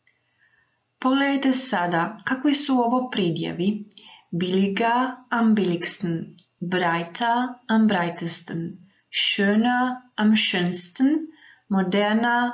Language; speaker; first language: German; non-native, fluent; Croatian